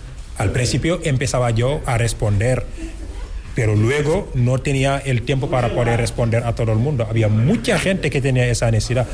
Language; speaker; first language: Spanish; non-native, fluent; Wolof